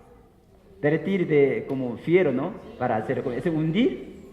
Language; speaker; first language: Spanish; non-native, fluent; Korean